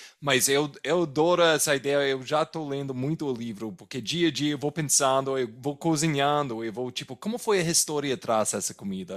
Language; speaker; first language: Portuguese; non-native, fluent; English